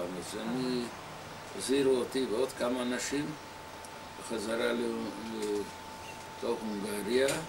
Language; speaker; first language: Hebrew; non-native, fluent; Hungarian